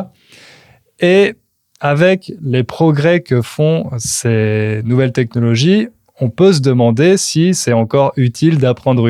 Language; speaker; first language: French; native; French